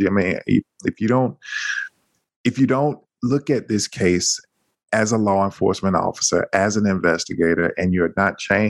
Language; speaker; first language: English; native; English